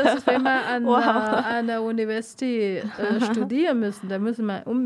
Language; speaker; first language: German; non-native, learner; Chinese